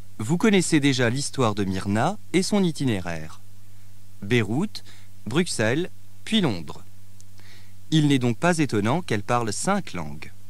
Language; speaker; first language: French; native; French